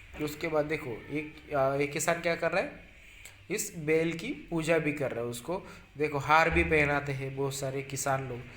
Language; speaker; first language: Hindi; non-native, local second language; Marathi